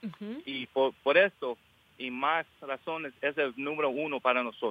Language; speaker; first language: Spanish; early bilingual, heritage; English